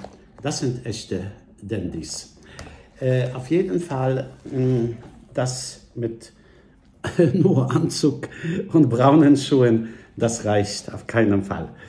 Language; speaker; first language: German; non-native, fluent; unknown